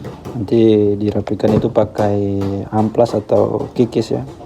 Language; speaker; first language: Indonesian; native; Indonesian